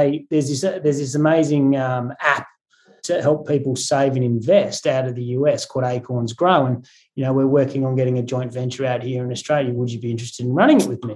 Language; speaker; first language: English; native; English